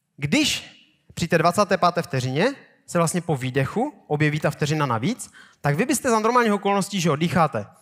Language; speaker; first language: Czech; native; Czech